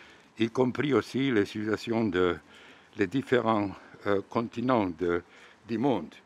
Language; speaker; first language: French; non-native, fluent; Bosnian